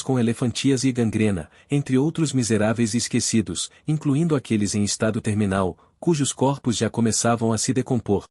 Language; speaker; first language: Portuguese; native; Portuguese